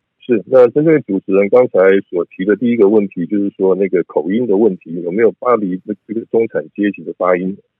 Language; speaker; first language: Chinese; native; Chinese